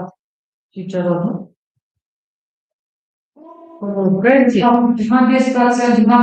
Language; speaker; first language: Russian; non-native, local second language; Kazakh